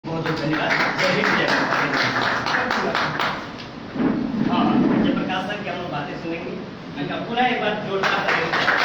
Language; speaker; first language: Hindi; native; Hindi